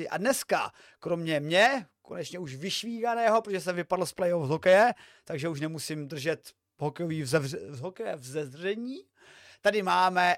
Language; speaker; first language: Czech; native; Czech